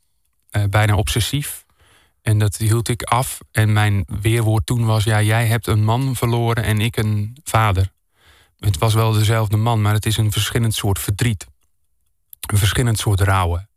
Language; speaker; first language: Dutch; native; Dutch